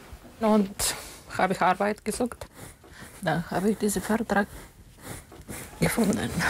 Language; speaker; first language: German; non-native, learner; Bulgarian